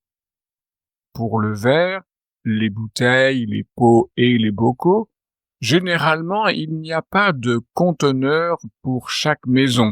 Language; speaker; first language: French; native; French